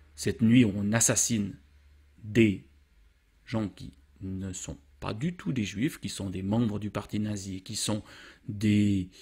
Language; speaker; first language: French; native; French